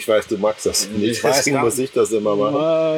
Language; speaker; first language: German; native; German